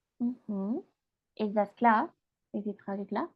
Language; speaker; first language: German; non-native, fluent; Spanish